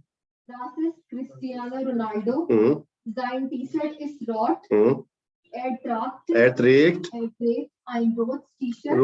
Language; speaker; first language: German; non-native, learner; Hindi